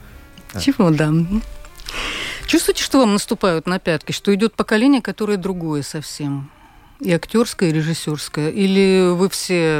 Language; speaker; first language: Russian; native; Russian